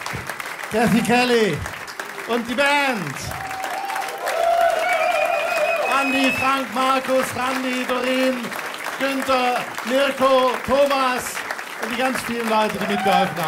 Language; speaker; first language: German; native; German